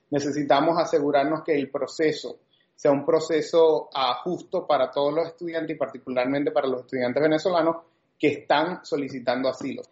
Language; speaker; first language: Spanish; native; Spanish